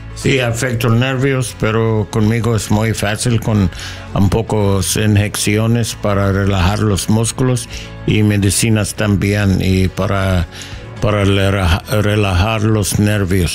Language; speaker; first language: Spanish; non-native, learner; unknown